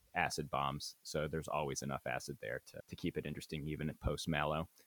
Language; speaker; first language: English; native; English